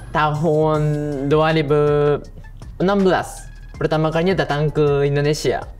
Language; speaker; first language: Indonesian; non-native, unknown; Japanese